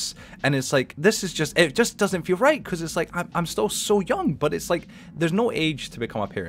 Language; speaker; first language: English; native; English